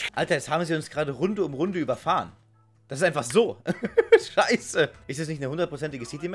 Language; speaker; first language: German; native; German